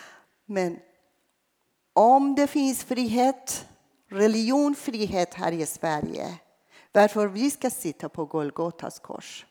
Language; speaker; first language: Swedish; non-native, fluent; Persian